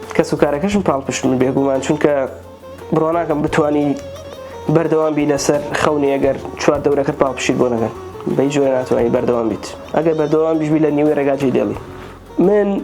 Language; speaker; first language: Central Kurdish; native; Central Kurdish